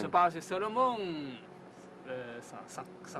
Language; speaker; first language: French; non-native, learner; Chinese